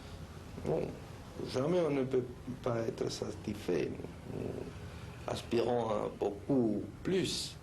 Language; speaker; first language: French; non-native, fluent; Spanish